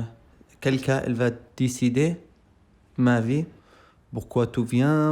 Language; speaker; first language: French; non-native, learner; Arabic